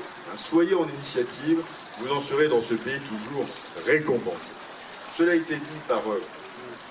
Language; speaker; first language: French; native; French